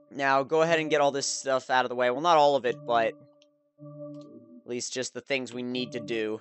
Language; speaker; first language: English; native; English